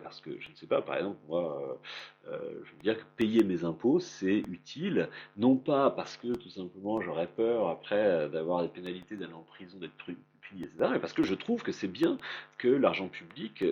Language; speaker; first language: French; native; French